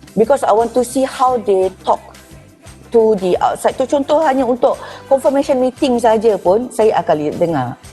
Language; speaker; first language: Malay; native; Malay